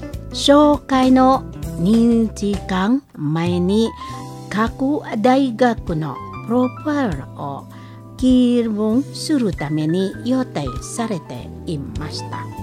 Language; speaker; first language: Japanese; non-native, learner; Indonesian